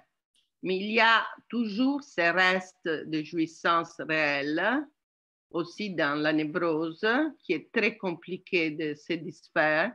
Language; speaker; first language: French; non-native, learner; Italian